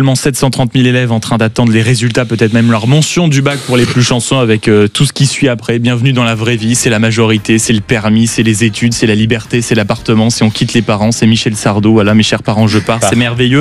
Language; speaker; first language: French; native; French